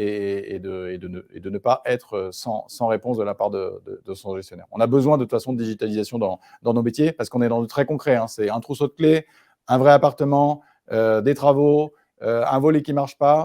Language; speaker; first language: French; native; French